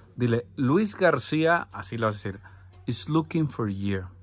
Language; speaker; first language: Spanish; native; Spanish